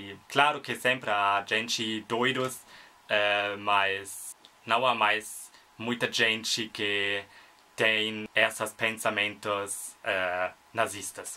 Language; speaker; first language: Portuguese; non-native, fluent; German